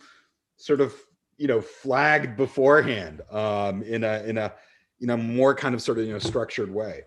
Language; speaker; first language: English; native; English